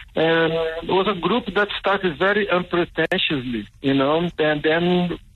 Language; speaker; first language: English; non-native, fluent; Portuguese